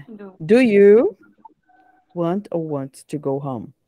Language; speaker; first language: English; non-native, fluent; Portuguese